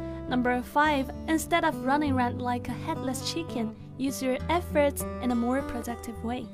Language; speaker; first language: English; non-native, fluent; Chinese